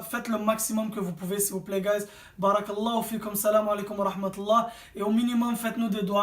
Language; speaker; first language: French; native; French